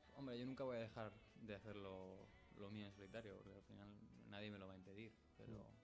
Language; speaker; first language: Spanish; non-native, fluent; English